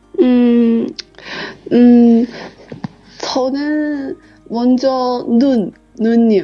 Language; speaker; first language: Korean; non-native, learner; Chinese